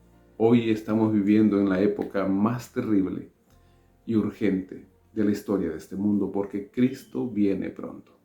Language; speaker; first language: Spanish; native; Spanish